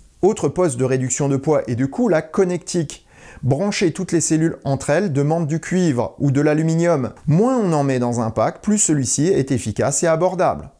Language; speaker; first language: French; native; French